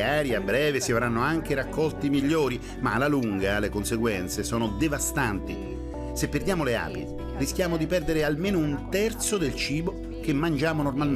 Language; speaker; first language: Italian; native; Italian